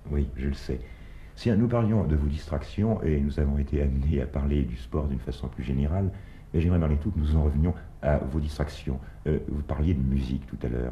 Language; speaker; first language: French; native; French